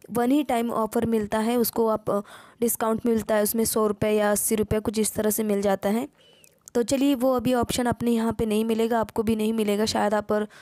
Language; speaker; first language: Hindi; non-native, local second language; Marathi